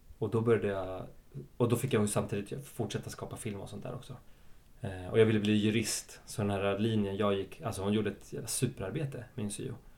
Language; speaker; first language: Swedish; early bilingual, other home language; Spanish